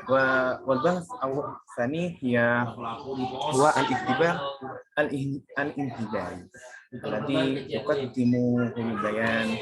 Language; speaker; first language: Arabic; non-native, learner; Indonesian